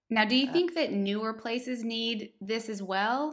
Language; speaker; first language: English; native; English